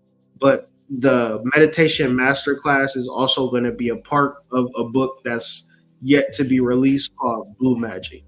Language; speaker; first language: English; native; English